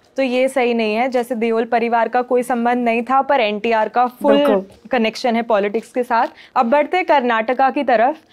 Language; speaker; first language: Hindi; non-native, local second language; Gujarati